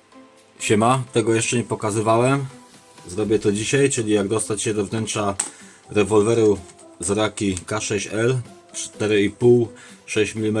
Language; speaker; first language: Polish; native; Polish